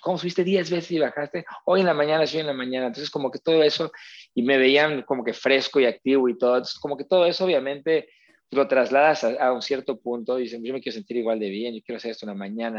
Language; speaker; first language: Spanish; native; Spanish